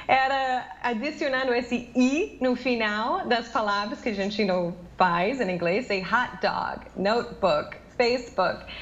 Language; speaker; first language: Portuguese; non-native, fluent; English